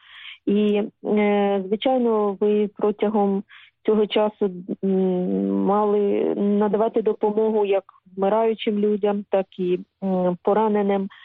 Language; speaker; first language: Ukrainian; native; Ukrainian